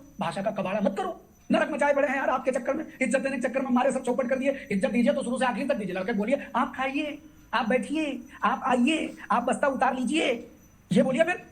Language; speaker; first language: Hindi; native; Hindi